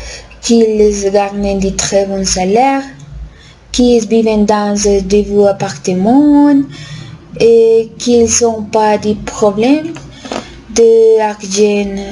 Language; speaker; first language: French; non-native, learner; Spanish